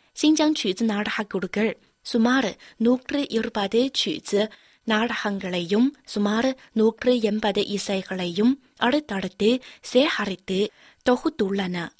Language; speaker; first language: Tamil; non-native, fluent; Chinese